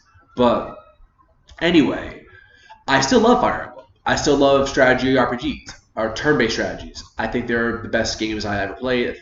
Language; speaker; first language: English; native; English